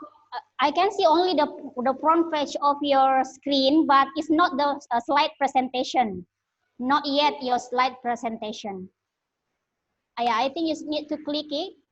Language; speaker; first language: English; non-native, learner; Indonesian